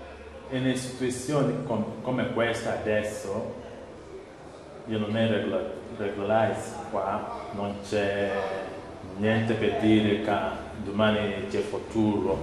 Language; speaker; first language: Italian; non-native, learner; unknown